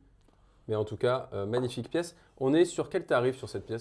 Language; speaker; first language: French; native; French